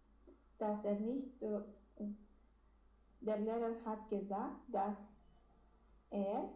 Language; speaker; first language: German; non-native, learner; Romanian